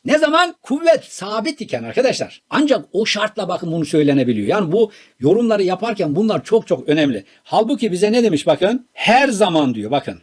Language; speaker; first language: Turkish; native; Turkish